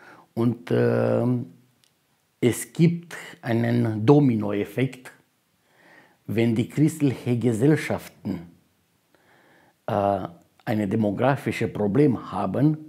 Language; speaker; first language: German; non-native, fluent; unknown